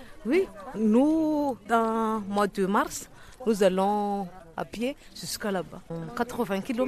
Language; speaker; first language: French; non-native, local second language; Malagasy